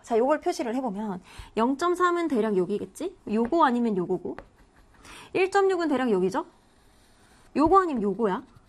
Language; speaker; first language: Korean; native; Korean